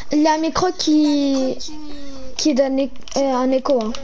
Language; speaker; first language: French; native; French